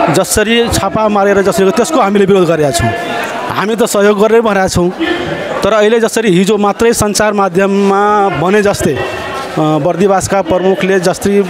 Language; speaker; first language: Nepali; non-native, local second language; Maithili